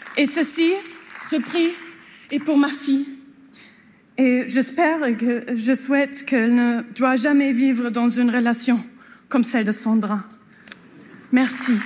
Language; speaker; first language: French; non-native, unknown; German